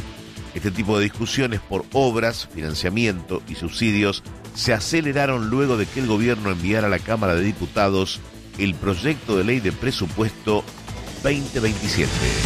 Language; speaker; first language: Spanish; native; Spanish